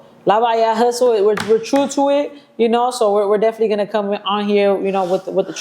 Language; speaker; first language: English; native; English